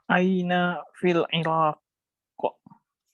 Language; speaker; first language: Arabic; non-native, learner; Indonesian